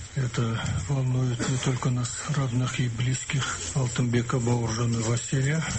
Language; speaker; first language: Russian; non-native, local second language; Kazakh